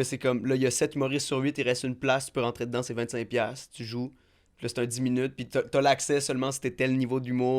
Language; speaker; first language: French; native; French